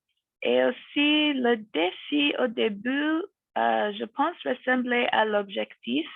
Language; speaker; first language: French; non-native, fluent; English